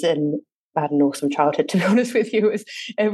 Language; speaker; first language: English; native; English